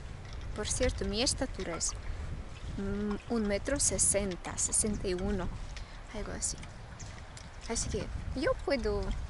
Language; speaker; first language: Spanish; non-native, fluent; Russian